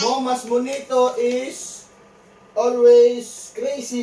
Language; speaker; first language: English; non-native, local second language; Filipino